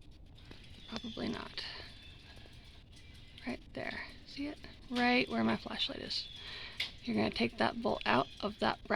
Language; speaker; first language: English; native; English